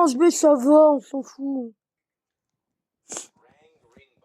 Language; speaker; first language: French; native; French